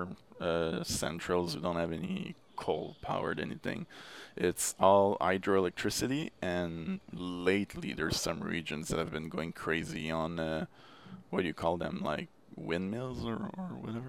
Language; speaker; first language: English; non-native, fluent; French